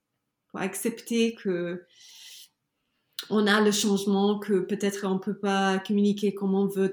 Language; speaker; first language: French; non-native, learner; English